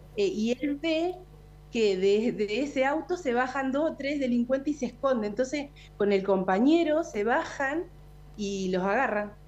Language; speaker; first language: Spanish; native; Spanish